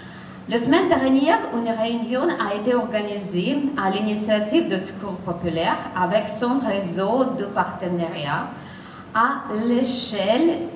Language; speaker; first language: French; non-native, fluent; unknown